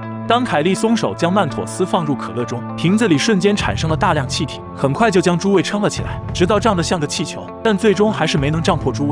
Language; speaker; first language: Chinese; native; Chinese